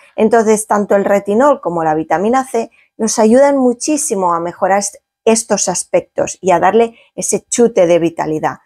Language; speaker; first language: Spanish; native; Spanish